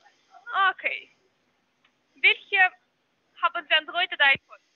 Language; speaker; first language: German; non-native, learner; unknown